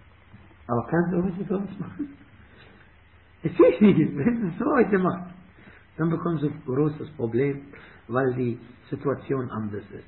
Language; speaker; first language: German; non-native, fluent; Arabic